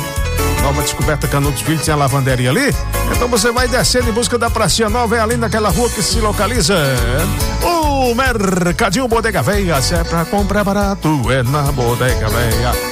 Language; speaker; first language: Portuguese; native; Portuguese